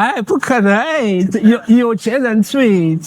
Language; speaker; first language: Chinese; non-native, fluent; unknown